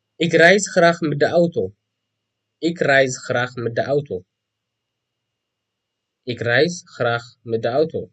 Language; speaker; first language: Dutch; non-native, fluent; Tigrinya